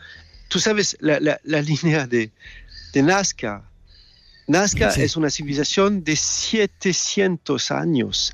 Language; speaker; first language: Spanish; non-native, fluent; French